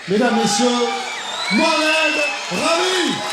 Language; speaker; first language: French; native; French